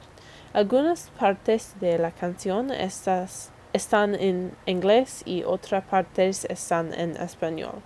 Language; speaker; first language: Spanish; non-native, learner; English